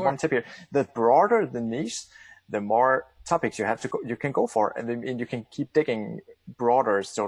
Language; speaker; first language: English; non-native, fluent; Danish